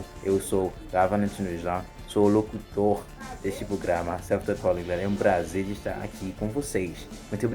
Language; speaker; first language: Portuguese; non-native, fluent; Haitian Creole